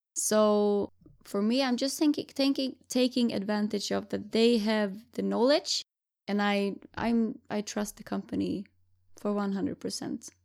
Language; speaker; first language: English; non-native, fluent; Swedish